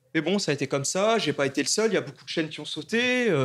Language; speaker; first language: French; native; French